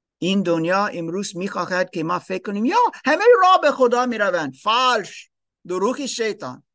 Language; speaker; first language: Persian; non-native, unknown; German